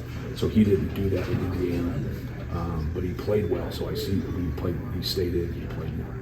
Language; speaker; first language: English; native; English